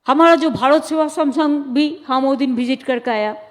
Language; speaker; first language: Hindi; non-native, local second language; Bangla